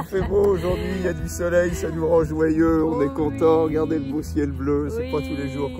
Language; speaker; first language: French; native; French